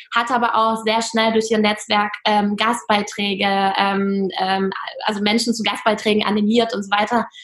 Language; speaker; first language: German; non-native, fluent; Russian